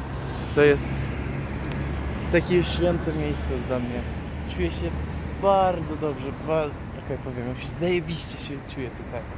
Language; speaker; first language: Polish; non-native, fluent; Persian